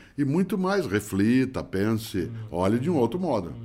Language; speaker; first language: Portuguese; native; Portuguese